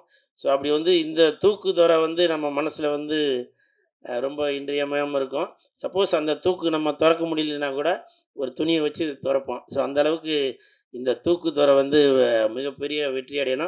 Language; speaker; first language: Tamil; native; Tamil